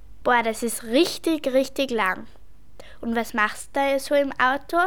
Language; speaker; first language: German; native; German